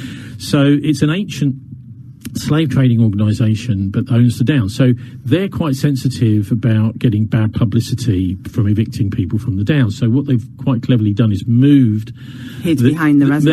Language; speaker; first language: English; native; English